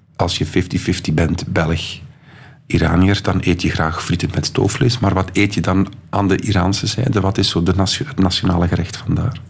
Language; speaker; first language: Dutch; native; Dutch